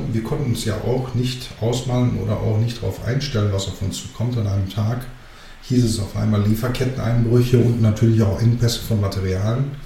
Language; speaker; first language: German; early bilingual, other home language; Greek